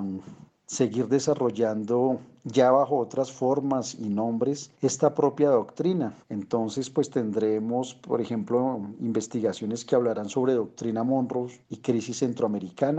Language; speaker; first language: Spanish; native; Spanish